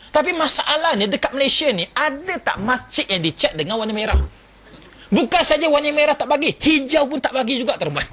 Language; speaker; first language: Malay; non-native, local second language; Chinese